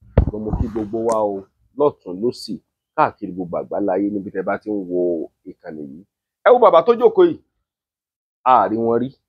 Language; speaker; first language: Yoruba; native; Yoruba